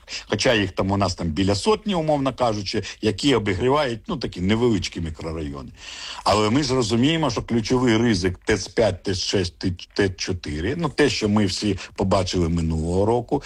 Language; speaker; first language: Ukrainian; native; Ukrainian